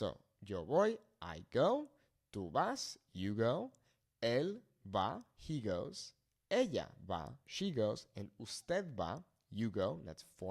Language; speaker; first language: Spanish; non-native, fluent; English